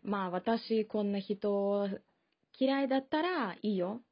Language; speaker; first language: Japanese; non-native, fluent; Russian